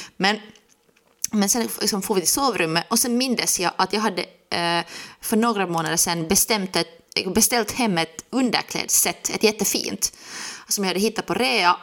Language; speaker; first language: Swedish; native; Swedish